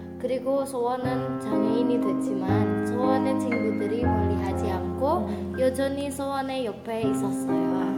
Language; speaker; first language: Korean; non-native, learner; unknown